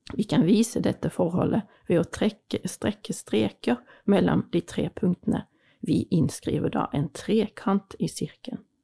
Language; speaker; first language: Norwegian; native; Norwegian